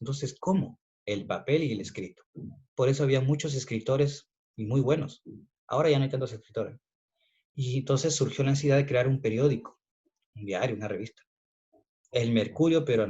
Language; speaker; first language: Spanish; native; Spanish